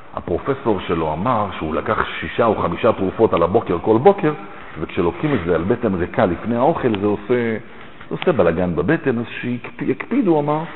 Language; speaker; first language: Hebrew; native; Hebrew